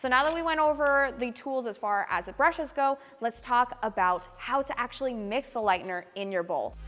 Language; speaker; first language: English; native; English